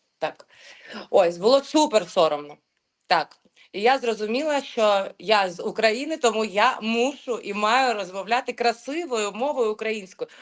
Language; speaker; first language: Ukrainian; non-native, local second language; Russian